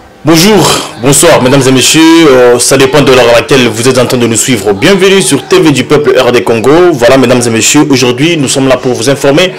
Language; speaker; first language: French; non-native, local second language; Lingala